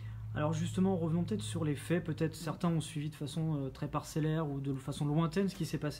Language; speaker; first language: French; native; French